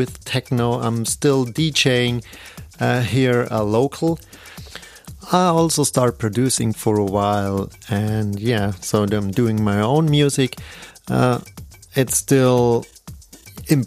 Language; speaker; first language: English; non-native, fluent; German